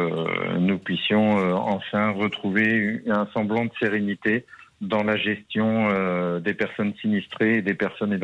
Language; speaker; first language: French; native; French